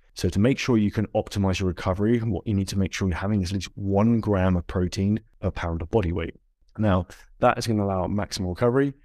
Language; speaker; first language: English; native; English